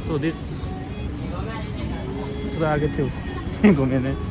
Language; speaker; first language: Japanese; non-native, learner; Nepali